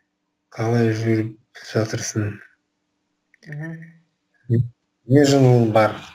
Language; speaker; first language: Kazakh; non-native, local second language; Russian